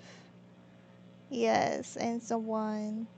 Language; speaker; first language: English; non-native, learner; Korean